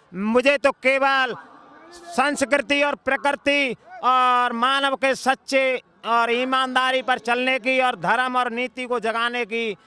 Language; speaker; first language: Hindi; native; Hindi